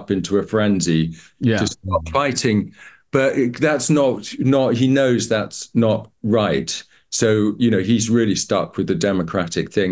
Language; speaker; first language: English; native; English